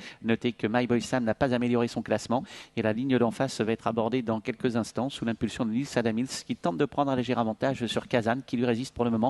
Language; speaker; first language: French; native; French